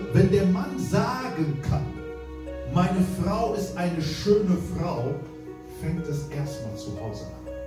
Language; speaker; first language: German; non-native, fluent; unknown